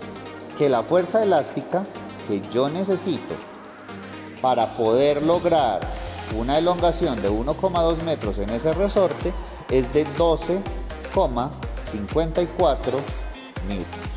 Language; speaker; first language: Spanish; native; Spanish